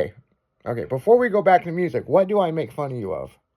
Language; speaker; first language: English; native; English